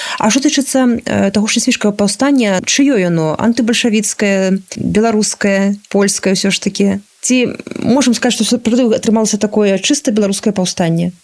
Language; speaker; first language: Belarusian; native; Belarusian